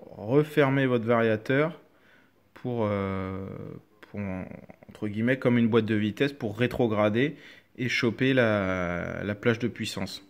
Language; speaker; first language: French; native; French